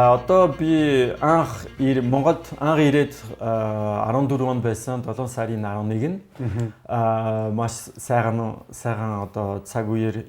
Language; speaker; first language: Mongolian; non-native, fluent; French